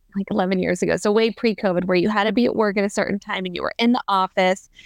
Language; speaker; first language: English; native; English